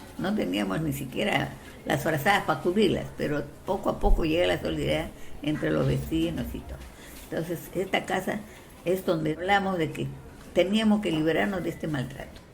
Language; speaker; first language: Spanish; non-native, local second language; Quechua